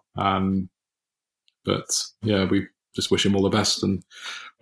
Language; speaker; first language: English; native; English